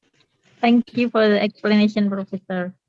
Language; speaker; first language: English; non-native, fluent; Indonesian